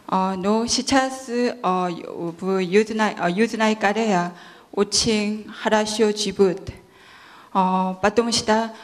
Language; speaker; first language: Russian; non-native, learner; Korean